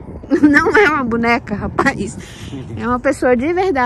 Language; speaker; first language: Portuguese; native; Portuguese